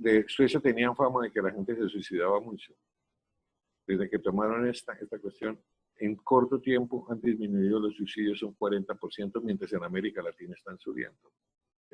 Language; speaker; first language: Spanish; native; Spanish